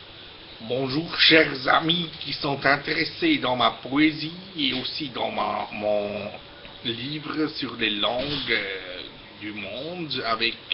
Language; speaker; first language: French; non-native, fluent; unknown